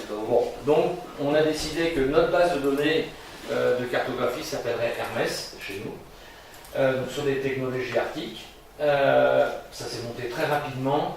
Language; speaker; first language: French; native; French